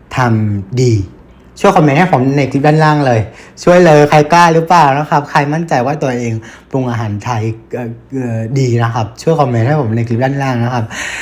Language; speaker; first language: Thai; non-native, fluent; Vietnamese